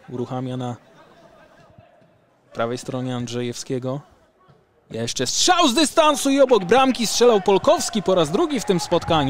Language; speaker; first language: Polish; native; Polish